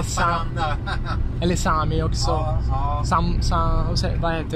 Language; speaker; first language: Swedish; non-native, fluent; Italian